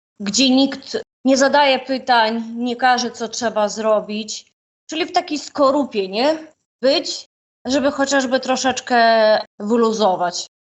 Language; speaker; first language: Polish; non-native, fluent; Ukrainian